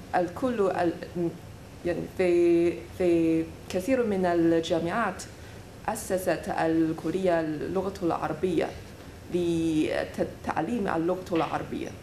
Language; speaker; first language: Arabic; non-native, learner; Chinese